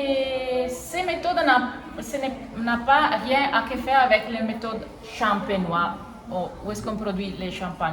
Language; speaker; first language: French; non-native, fluent; Italian